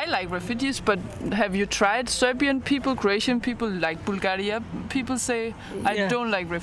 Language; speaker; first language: English; non-native, fluent; Danish